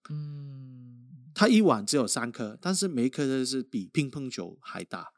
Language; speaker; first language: Chinese; non-native, local second language; Cantonese